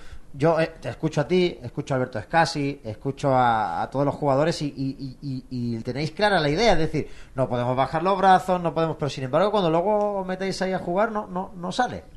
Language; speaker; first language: Spanish; native; Spanish